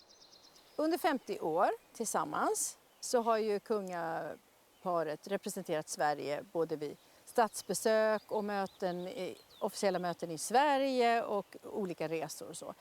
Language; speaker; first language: Swedish; native; Swedish